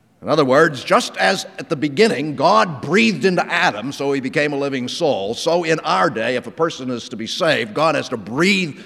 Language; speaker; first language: English; native; English